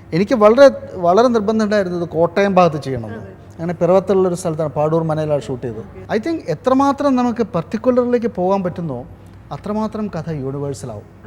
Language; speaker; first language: Malayalam; native; Malayalam